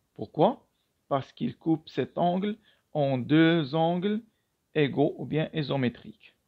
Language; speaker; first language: French; non-native, local second language; Arabic